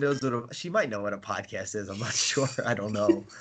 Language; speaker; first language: English; native; English